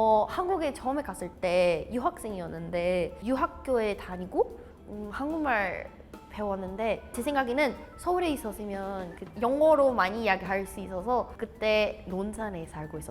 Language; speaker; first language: Korean; non-native, learner; Portuguese